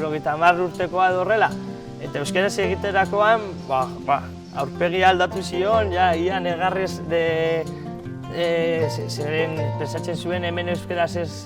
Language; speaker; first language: Basque; non-native, local second language; Spanish